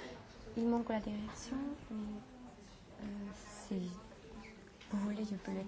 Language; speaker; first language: French; non-native, learner; Spanish